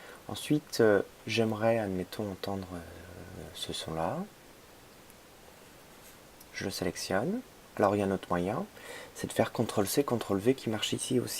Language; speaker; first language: French; native; French